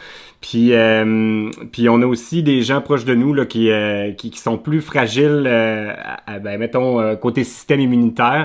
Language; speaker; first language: French; native; French